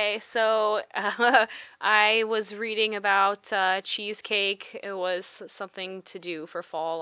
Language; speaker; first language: English; native; English